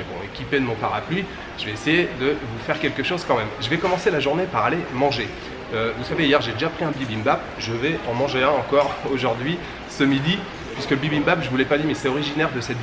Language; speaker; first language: French; native; French